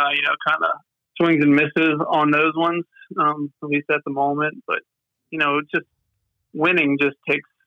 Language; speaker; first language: English; native; English